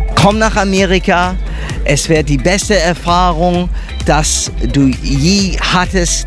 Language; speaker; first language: German; early bilingual, heritage; English